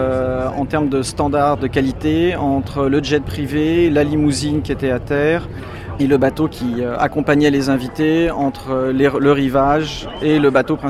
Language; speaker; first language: French; native; French